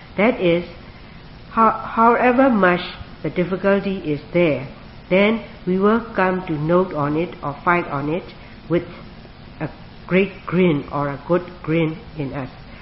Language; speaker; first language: English; non-native, fluent; Burmese